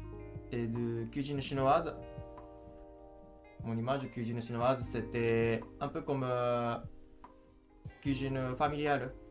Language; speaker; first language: French; non-native, learner; Japanese